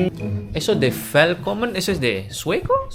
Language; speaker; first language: Spanish; non-native, fluent; Indonesian